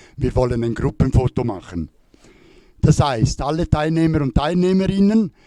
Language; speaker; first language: German; native; German